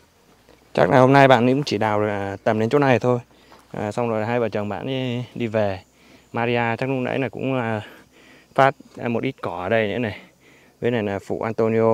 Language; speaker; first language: Vietnamese; native; Vietnamese